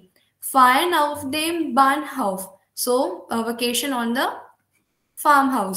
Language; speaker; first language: German; non-native, fluent; Hindi